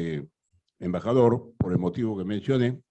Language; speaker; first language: Spanish; native; Spanish